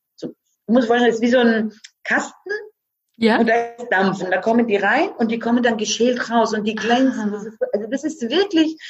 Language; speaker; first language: German; non-native, fluent; Croatian